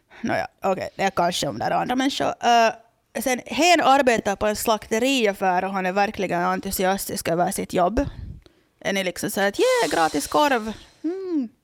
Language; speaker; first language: Swedish; native; Swedish